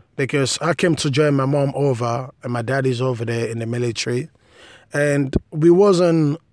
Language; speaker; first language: English; non-native, local second language; Krio